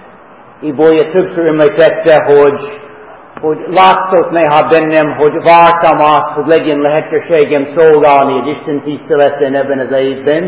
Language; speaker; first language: Hungarian; non-native, fluent; English